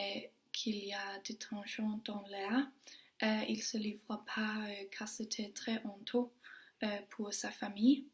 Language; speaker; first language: French; non-native, learner; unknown